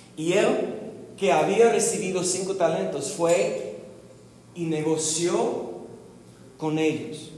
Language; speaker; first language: Spanish; non-native, fluent; English